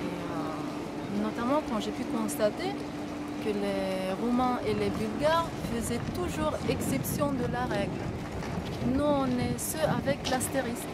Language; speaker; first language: French; non-native, fluent; Romanian